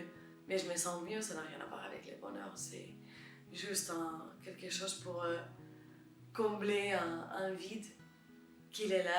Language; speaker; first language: French; non-native, fluent; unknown